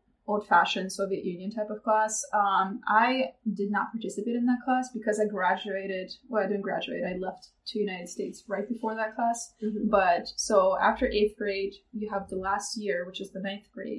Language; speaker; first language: English; non-native, fluent; Russian